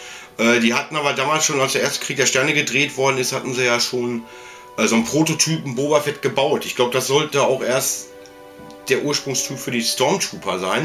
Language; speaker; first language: German; native; German